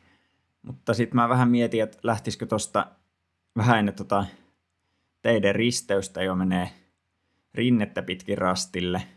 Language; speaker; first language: Finnish; native; Finnish